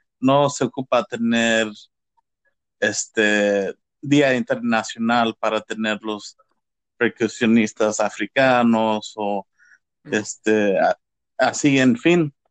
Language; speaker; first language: Spanish; early bilingual, heritage; Spanish